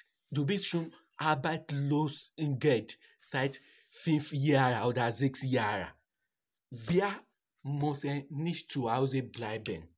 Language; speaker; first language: German; non-native, learner; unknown